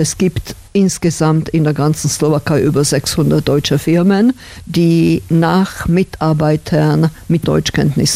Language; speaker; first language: German; non-native, fluent; Slovak